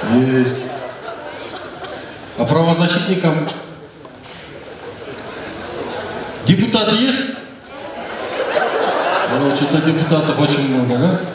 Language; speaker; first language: Russian; non-native, local second language; Kyrgyz